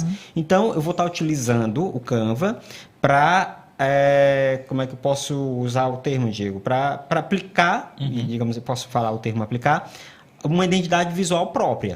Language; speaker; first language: Portuguese; native; Portuguese